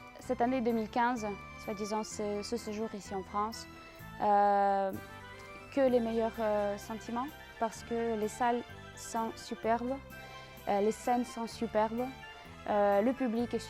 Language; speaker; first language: French; non-native, local second language; Ukrainian